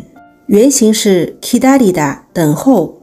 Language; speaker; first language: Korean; non-native, learner; Chinese